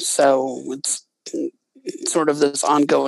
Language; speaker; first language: English; native; English